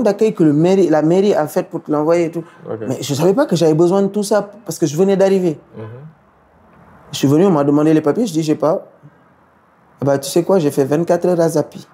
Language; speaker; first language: French; non-native, local second language; Wolof